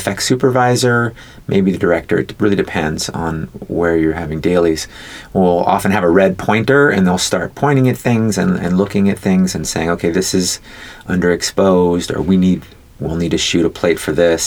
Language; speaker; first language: English; native; English